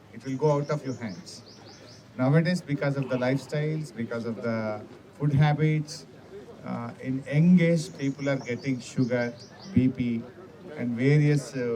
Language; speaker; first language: English; non-native, local second language; Telugu